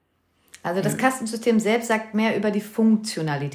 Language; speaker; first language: German; early bilingual, other home language; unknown